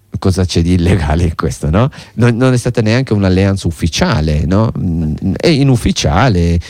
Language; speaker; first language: Italian; non-native, fluent; Turkish